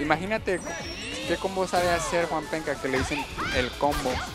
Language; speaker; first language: Spanish; native; Spanish